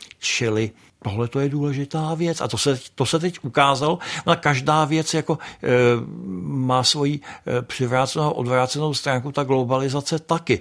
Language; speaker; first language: Czech; native; Czech